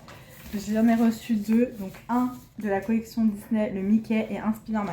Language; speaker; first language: French; native; French